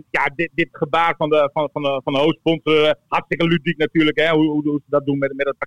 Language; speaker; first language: Dutch; native; Dutch